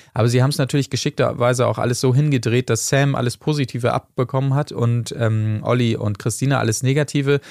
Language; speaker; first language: German; native; German